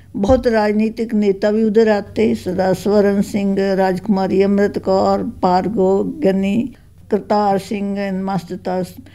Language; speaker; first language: Hindi; non-native, local second language; Punjabi